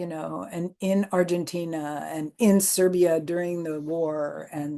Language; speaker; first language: English; native; English